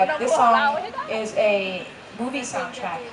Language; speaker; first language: English; non-native, fluent; Thai